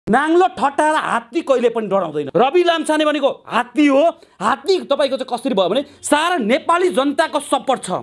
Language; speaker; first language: Nepali; native; Nepali